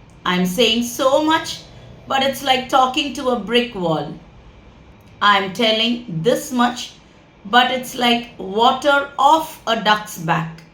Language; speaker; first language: English; non-native, local second language; Tamil